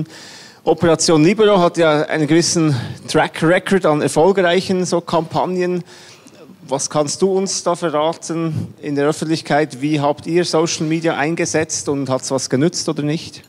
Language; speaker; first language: German; native; German